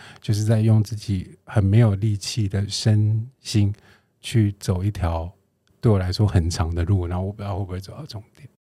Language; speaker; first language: Chinese; native; Chinese